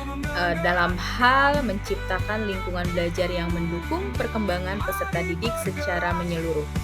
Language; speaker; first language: Indonesian; native; Indonesian